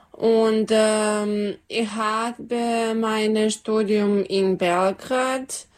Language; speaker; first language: German; non-native, learner; Serbian